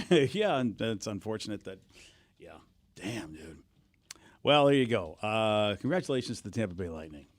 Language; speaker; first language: English; native; English